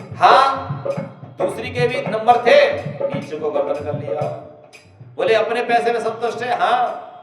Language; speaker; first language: Hindi; native; Hindi